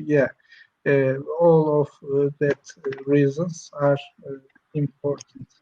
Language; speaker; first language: English; non-native, learner; Turkish